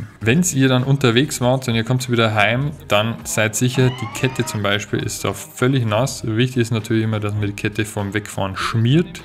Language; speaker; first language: German; native; German